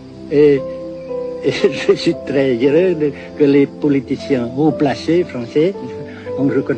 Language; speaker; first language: French; non-native, fluent; Vietnamese